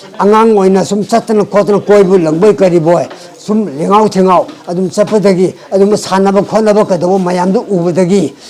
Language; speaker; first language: Manipuri; native; Manipuri